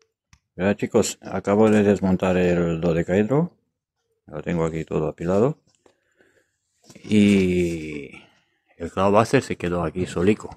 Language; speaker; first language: Spanish; native; Spanish